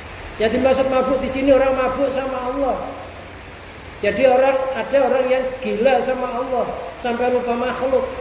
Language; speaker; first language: Indonesian; native; Indonesian